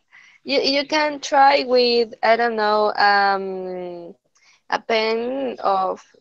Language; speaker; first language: English; non-native, learner; Spanish